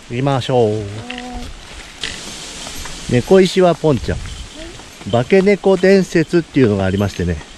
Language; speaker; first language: Japanese; native; Japanese